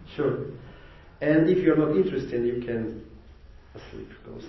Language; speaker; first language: English; non-native, fluent; Ukrainian